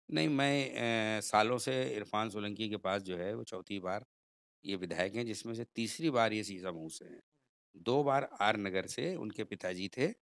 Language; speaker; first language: Hindi; native; Hindi